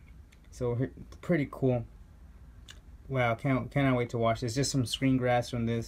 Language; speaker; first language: English; native; English